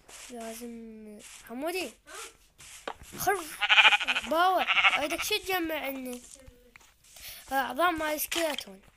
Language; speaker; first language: Arabic; early bilingual, heritage; Arabic